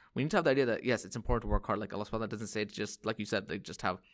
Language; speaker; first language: English; early bilingual, other home language; Hindi